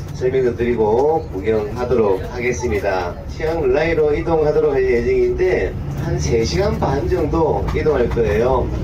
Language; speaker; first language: Korean; native; Korean